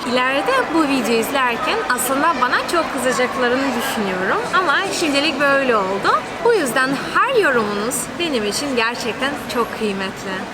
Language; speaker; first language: Turkish; non-native, fluent; Russian